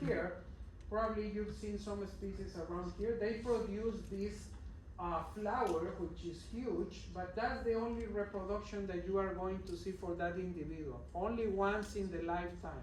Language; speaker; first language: English; non-native, fluent; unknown